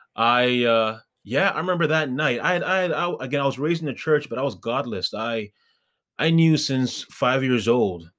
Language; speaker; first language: English; early bilingual, other home language; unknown